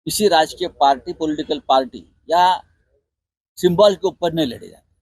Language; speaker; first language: Hindi; non-native, local second language; Marathi